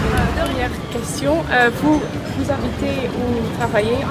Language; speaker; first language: French; non-native, learner; Dutch